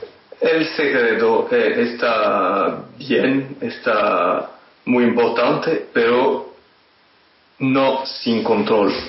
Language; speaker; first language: Spanish; non-native, fluent; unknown